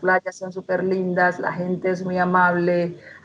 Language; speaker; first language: Spanish; native; Spanish